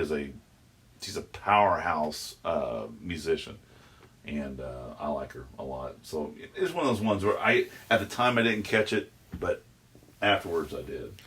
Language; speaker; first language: English; native; English